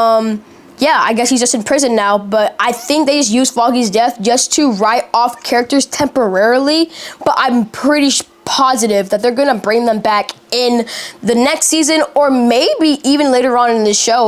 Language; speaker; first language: English; native; English